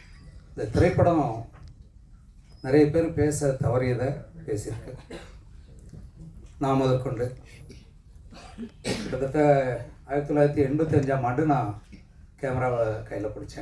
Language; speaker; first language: Tamil; native; Tamil